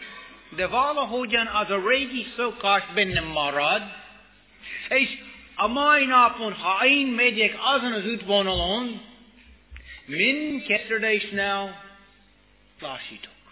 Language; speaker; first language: Hungarian; non-native, fluent; English